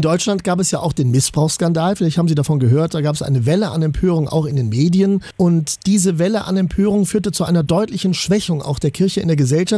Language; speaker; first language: German; native; German